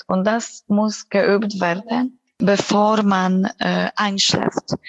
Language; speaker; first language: German; non-native, fluent; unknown